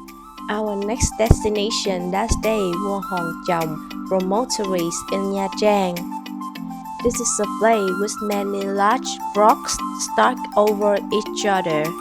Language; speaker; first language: English; non-native, learner; Vietnamese